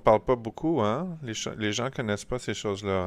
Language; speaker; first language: French; native; French